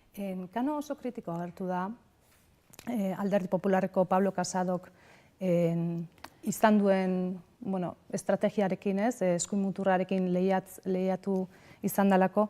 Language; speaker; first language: Basque; native; Basque